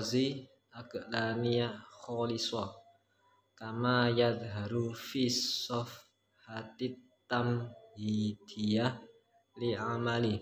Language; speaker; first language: Arabic; non-native, learner; Indonesian